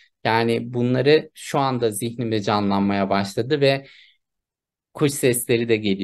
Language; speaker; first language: Turkish; native; Turkish